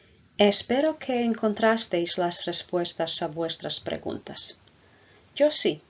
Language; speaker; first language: Spanish; non-native, fluent; Croatian